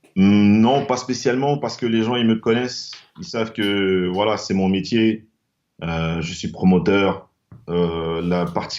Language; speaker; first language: French; native; French